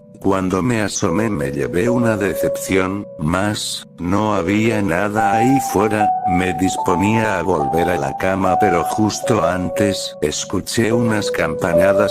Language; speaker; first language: Spanish; native; Spanish